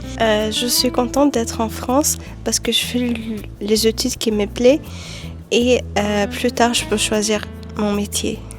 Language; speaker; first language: French; non-native, fluent; Arabic